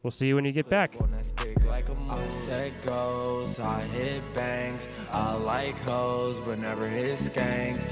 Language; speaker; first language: English; native; English